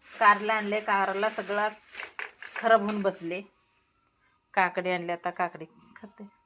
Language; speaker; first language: Marathi; native; Marathi